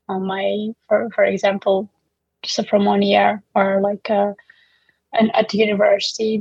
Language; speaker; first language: English; non-native, fluent; Uzbek